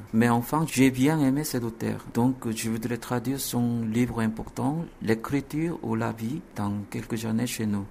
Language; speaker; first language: French; non-native, fluent; Korean